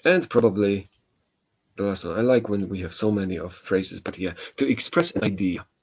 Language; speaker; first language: English; non-native, fluent; Polish